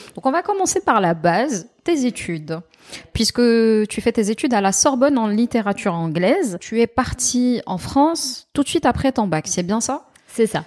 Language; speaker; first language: French; non-native, local second language; Arabic